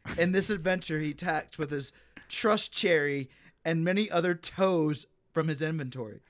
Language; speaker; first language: English; native; English